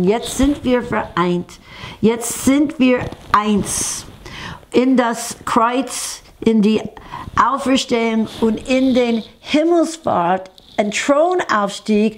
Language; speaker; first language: German; non-native, fluent; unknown